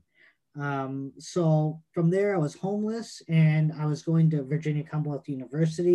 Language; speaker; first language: English; native; English